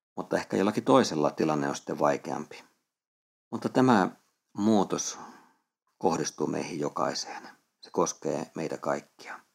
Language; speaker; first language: Finnish; native; Finnish